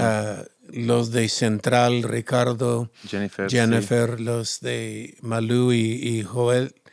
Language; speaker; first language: Spanish; non-native, fluent; English